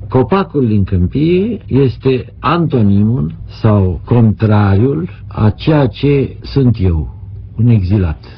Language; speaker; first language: Romanian; native; Romanian